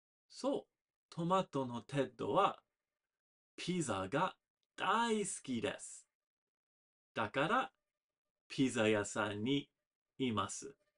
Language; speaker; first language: Japanese; non-native, fluent; English